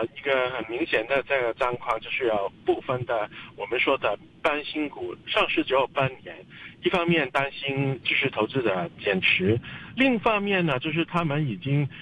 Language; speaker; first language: Chinese; non-native, local second language; Cantonese